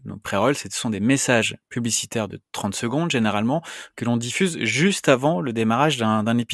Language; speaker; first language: French; native; French